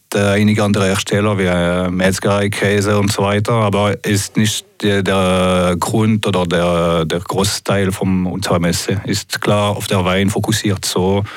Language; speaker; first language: German; non-native, local second language; French